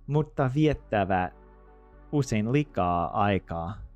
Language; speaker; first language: Finnish; non-native, learner; English